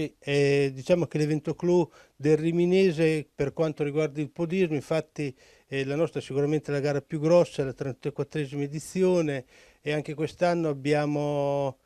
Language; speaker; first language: Italian; native; Italian